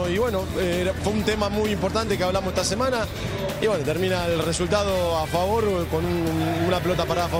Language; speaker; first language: Spanish; native; Spanish